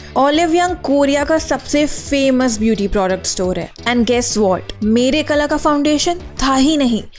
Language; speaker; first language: Hindi; native; Hindi